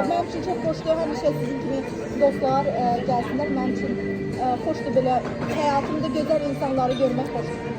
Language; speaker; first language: Azerbaijani; non-native, fluent; Arabic